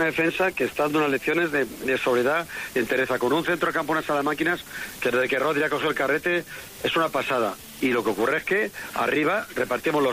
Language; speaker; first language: Spanish; native; Spanish